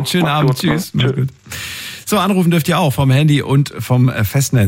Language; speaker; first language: German; native; German